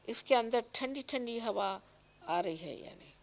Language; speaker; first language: Hindi; non-native, local second language; Marathi